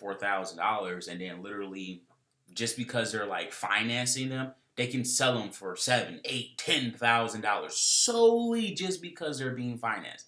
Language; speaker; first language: English; native; English